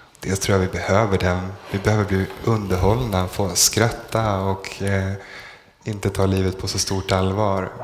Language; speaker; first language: Swedish; native; Swedish